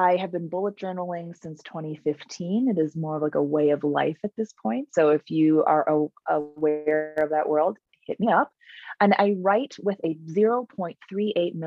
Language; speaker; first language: English; native; English